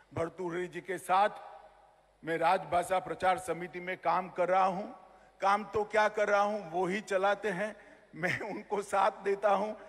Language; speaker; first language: Hindi; non-native, local second language; Gujarati